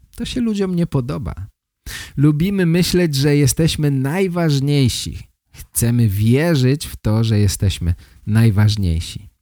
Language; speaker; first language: Polish; native; Polish